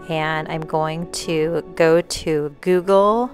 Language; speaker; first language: English; native; English